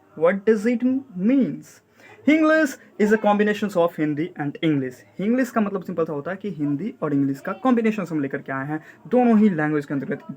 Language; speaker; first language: Hindi; native; Hindi